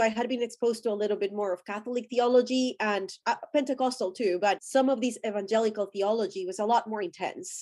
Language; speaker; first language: English; non-native, fluent; Spanish